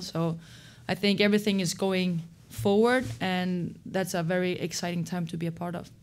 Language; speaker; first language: English; non-native, fluent; Swedish